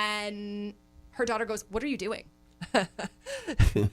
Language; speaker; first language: English; native; English